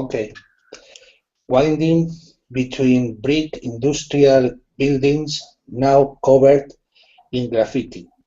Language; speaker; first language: English; non-native, learner; Spanish